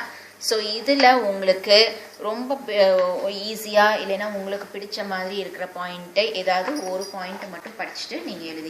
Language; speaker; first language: Tamil; native; Tamil